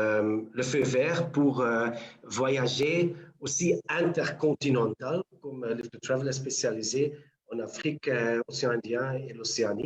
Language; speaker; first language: French; non-native, local second language; Dutch